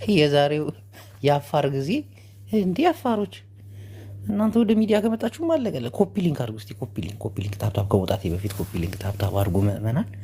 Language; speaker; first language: Amharic; native; Amharic